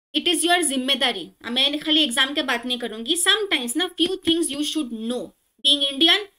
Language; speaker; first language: Hindi; non-native, local second language; Assamese